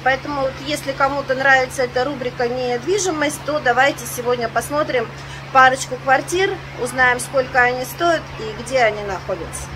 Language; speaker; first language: Russian; native; Russian